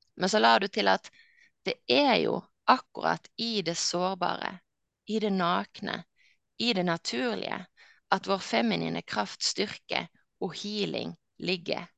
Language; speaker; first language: Norwegian; native; Norwegian